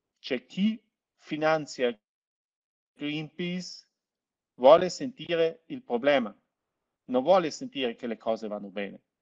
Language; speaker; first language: Italian; non-native, local second language; German